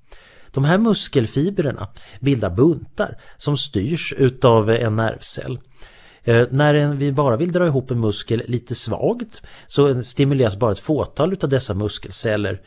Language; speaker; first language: Swedish; native; Swedish